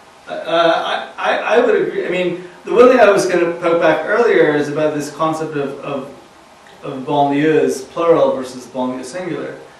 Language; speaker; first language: English; native; English